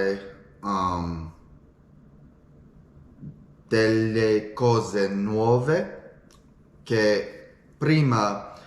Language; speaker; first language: Italian; non-native, learner; English